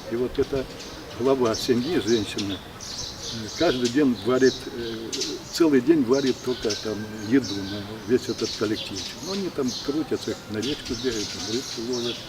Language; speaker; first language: Russian; native; Russian